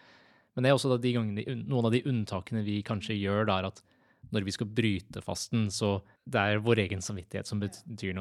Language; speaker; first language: Norwegian; native; Norwegian